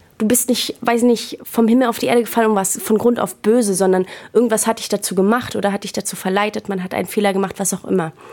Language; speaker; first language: German; native; German